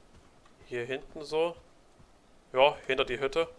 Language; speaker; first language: German; native; German